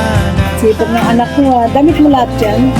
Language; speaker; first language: Filipino; native; Filipino